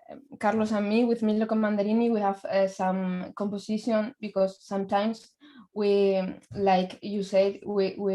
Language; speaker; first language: English; non-native, learner; Spanish